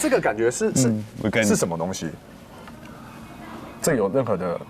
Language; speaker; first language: Chinese; native; Chinese